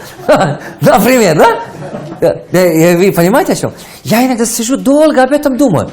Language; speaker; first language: Russian; non-native, local second language; Tajik